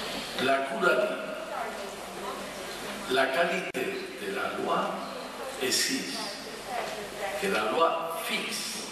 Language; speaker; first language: French; non-native, fluent; Spanish